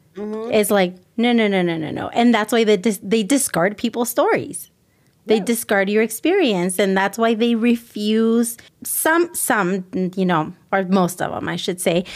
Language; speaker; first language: English; early bilingual, other home language; Spanish